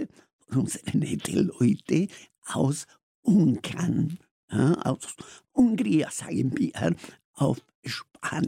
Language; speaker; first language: German; non-native, learner; Spanish